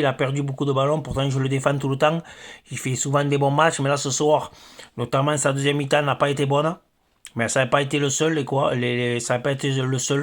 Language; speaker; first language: French; native; French